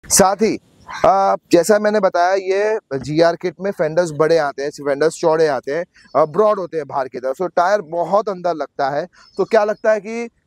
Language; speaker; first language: Hindi; native; Hindi